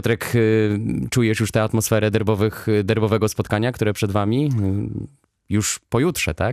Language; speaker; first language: Polish; native; Polish